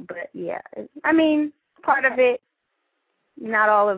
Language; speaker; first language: English; native; English